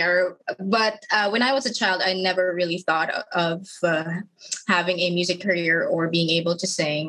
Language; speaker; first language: English; non-native, local second language; Filipino